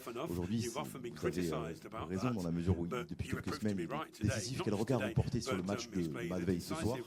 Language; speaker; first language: French; native; French